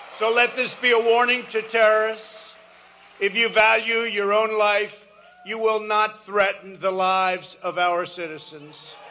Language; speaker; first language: English; native; English